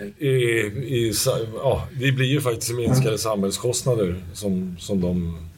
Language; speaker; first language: Swedish; native; Swedish